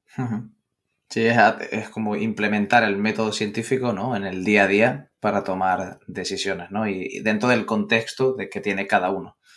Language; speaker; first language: Spanish; native; Spanish